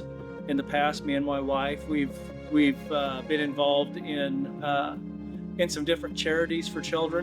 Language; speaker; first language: English; native; English